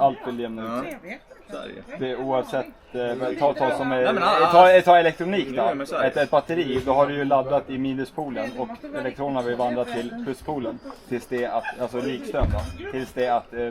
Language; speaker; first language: Swedish; native; Swedish